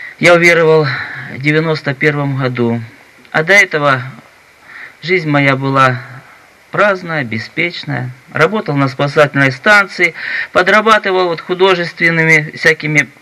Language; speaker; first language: Russian; native; Russian